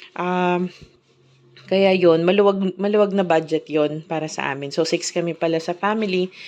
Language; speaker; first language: Filipino; native; Filipino